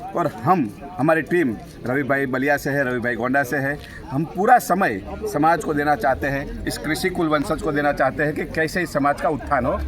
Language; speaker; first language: Hindi; non-native, local second language; Gujarati